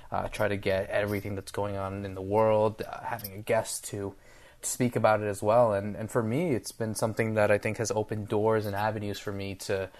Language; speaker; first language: English; early bilingual, other home language; Spanish